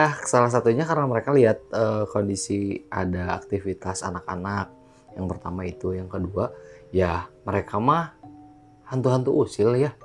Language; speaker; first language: Indonesian; non-native, local second language; Sundanese